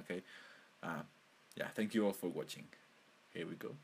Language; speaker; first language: English; non-native, fluent; Spanish